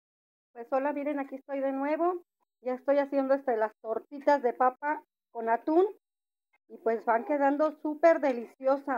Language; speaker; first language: Spanish; native; Spanish